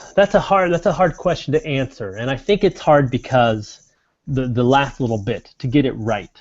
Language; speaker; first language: English; native; English